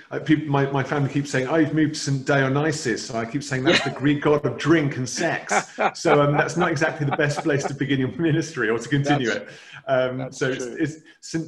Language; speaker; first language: English; native; English